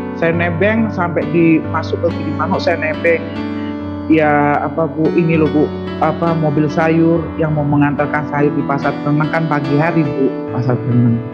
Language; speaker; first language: Indonesian; non-native, local second language; Sundanese